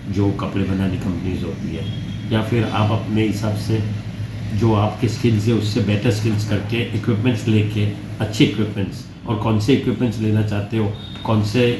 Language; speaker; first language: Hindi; non-native, local second language; Gujarati